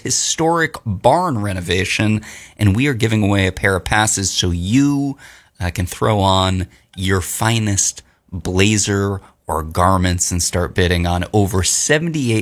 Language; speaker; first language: English; native; English